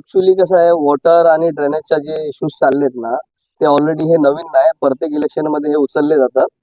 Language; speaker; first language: Marathi; non-native, local second language; Hindi